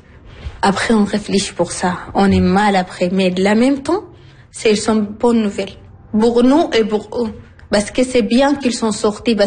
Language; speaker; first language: French; non-native, learner; Arabic